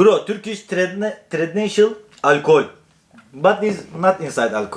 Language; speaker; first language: English; non-native, learner; Turkish